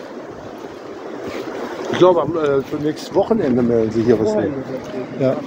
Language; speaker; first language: German; native; German